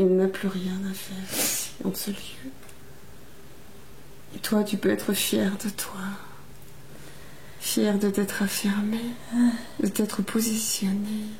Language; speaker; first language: French; native; French